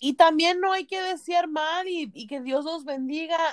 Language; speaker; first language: Spanish; early bilingual, heritage; Spanish